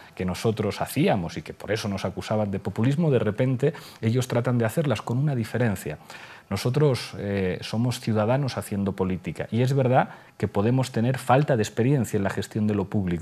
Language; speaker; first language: Spanish; native; Spanish